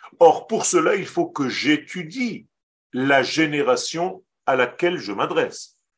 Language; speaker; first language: French; non-native, fluent; Hebrew